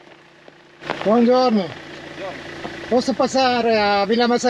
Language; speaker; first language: Italian; non-native, learner; German